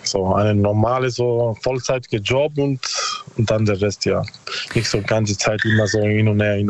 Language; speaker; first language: German; non-native, learner; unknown